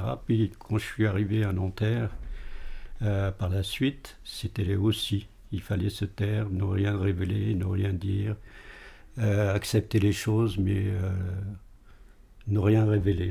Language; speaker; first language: French; early bilingual, other home language; Arabic